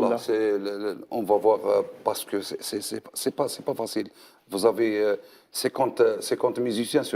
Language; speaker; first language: French; non-native, learner; Arabic